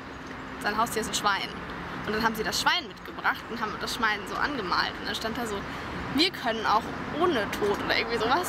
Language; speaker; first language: German; native; German